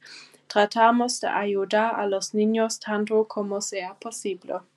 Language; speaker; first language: Spanish; non-native, learner; German